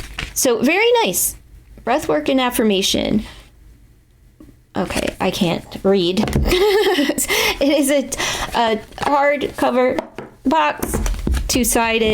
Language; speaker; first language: English; native; English